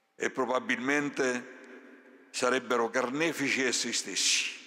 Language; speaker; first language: Italian; native; Italian